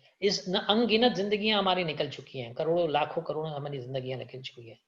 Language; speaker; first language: Hindi; native; Hindi